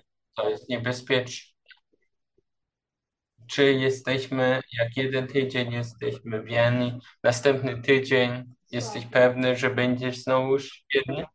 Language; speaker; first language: Polish; non-native, learner; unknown